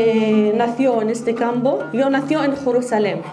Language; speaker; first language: Spanish; non-native, learner; Arabic